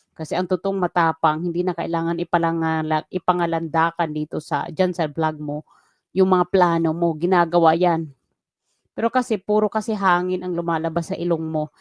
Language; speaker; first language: Filipino; native; Filipino